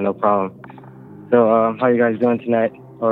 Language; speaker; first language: English; non-native, local second language; Filipino